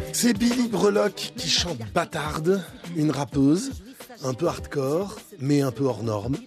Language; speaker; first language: French; native; French